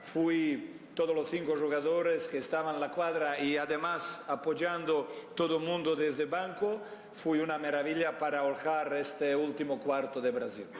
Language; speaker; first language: Spanish; non-native, fluent; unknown